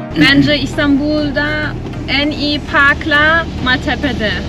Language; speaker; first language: Turkish; non-native, learner; German